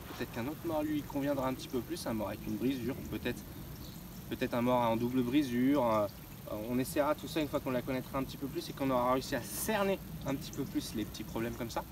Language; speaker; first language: French; native; French